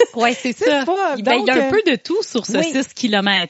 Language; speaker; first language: French; native; French